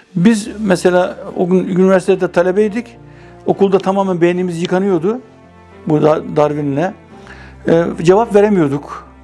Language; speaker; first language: Turkish; native; Turkish